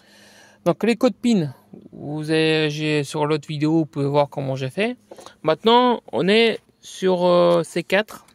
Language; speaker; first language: French; native; French